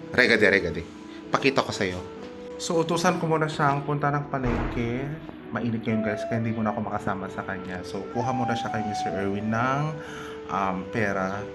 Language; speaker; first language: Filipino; non-native, local second language; Cebuano